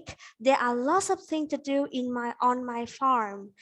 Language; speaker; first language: English; non-native, fluent; Vietnamese